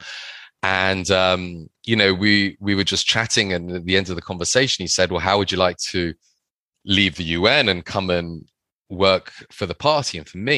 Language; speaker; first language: English; native; English